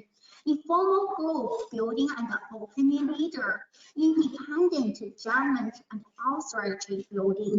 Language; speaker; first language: English; non-native, learner; Chinese